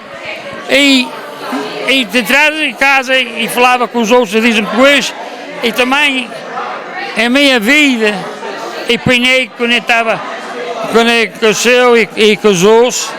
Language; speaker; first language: Portuguese; early bilingual, heritage; Portuguese